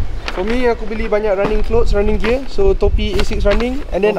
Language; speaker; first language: English; non-native, local second language; Malay